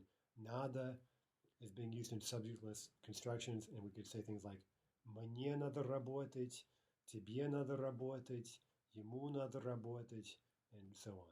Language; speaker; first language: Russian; non-native, fluent; English